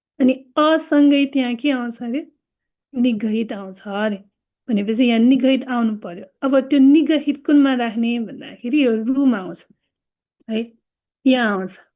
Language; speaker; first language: Nepali; non-native, local second language; Newari